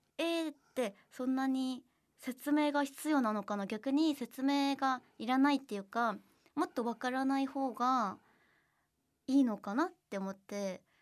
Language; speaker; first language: Japanese; non-native, fluent; Korean